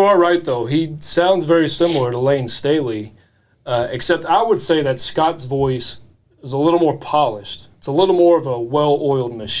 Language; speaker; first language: English; native; English